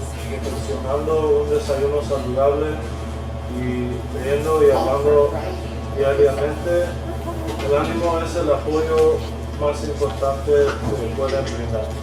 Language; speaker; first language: Spanish; early bilingual, heritage; Spanish